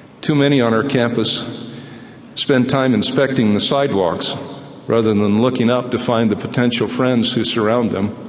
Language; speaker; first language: English; native; English